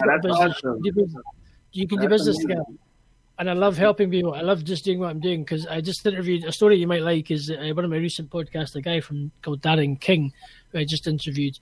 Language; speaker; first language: English; native; English